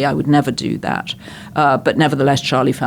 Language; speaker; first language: English; native; English